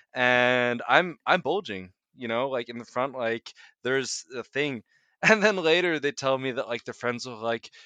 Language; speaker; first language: English; native; English